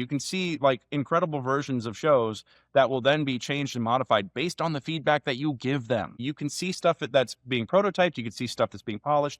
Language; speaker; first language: English; native; English